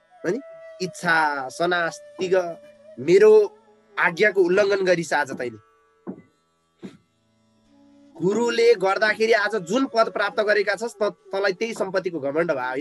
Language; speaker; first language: Nepali; native; Nepali